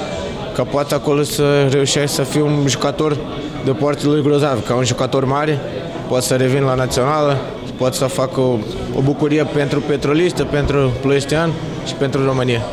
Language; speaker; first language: Romanian; non-native, learner; Portuguese